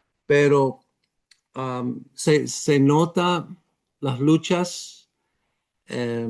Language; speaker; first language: Spanish; non-native, fluent; English